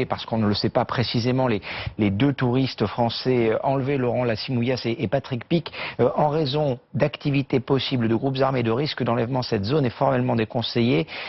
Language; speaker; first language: French; native; French